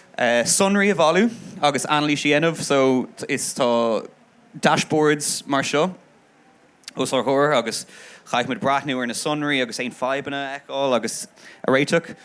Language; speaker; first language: Irish; non-native, local second language; English